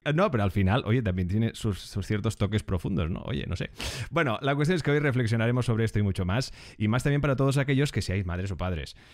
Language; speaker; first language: Spanish; native; Spanish